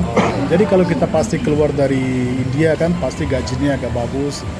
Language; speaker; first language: Indonesian; non-native, fluent; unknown